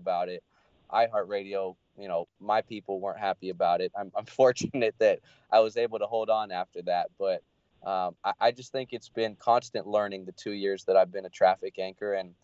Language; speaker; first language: English; native; English